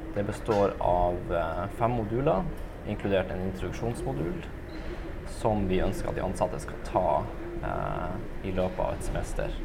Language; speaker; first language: Norwegian; native; Norwegian